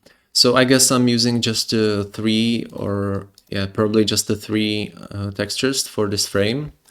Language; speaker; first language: English; non-native, fluent; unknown